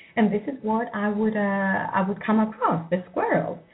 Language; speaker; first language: English; non-native, fluent; Greek